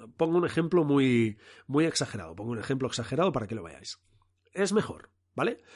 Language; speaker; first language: Spanish; non-native, local second language; Catalan